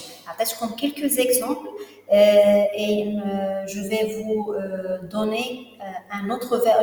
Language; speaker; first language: French; non-native, local second language; Arabic